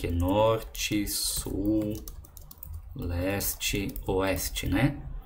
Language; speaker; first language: Portuguese; native; Portuguese